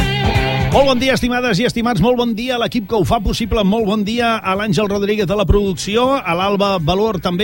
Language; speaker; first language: Catalan; native; Catalan